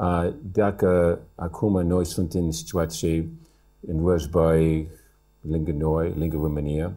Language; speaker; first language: Romanian; early bilingual, heritage; English